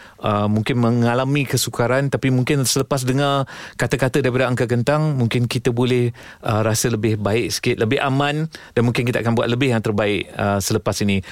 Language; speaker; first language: Malay; non-native, local second language; Tamil